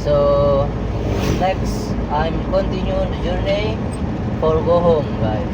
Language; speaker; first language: English; non-native, learner; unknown